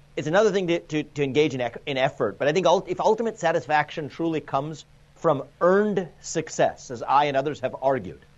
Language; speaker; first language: English; native; English